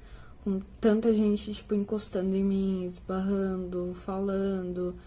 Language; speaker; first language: Portuguese; native; Portuguese